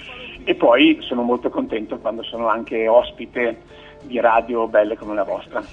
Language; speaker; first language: Italian; native; Italian